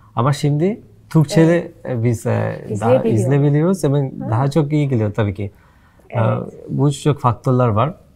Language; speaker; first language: Turkish; non-native, fluent; Bangla